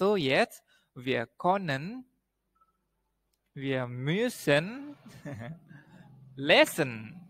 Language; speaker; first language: German; non-native, learner; Indonesian